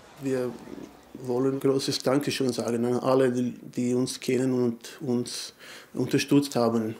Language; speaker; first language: German; non-native, learner; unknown